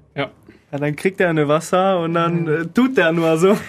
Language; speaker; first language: German; early bilingual, other home language; Polish